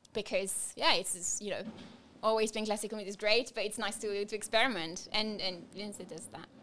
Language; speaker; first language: English; non-native, fluent; French